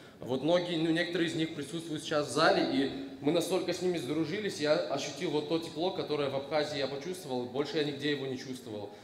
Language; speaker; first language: Russian; non-native, local second language; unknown